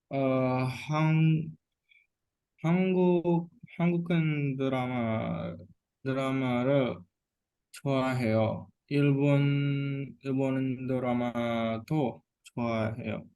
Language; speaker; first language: Korean; non-native, learner; Indonesian